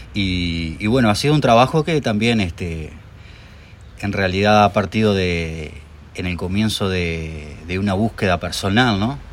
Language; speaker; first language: Spanish; native; Spanish